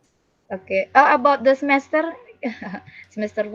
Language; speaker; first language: English; non-native, learner; Indonesian